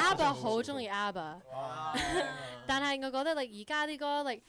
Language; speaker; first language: Cantonese; early bilingual, heritage; English